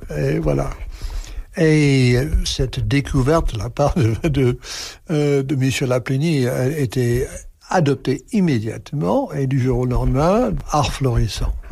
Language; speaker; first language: French; non-native, fluent; English